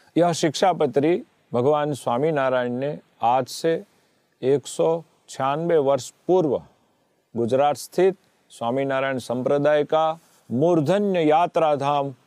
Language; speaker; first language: Hindi; non-native, local second language; Gujarati